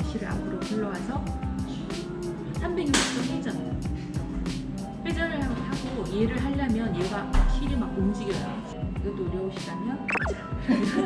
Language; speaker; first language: Korean; native; Korean